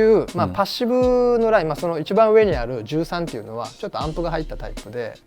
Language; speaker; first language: Japanese; native; Japanese